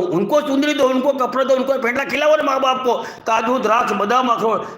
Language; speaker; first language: Hindi; non-native, local second language; Gujarati